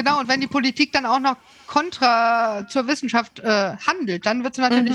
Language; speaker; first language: German; native; German